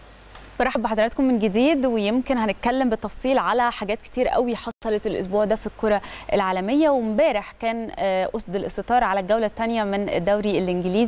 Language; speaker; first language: Arabic; native; Arabic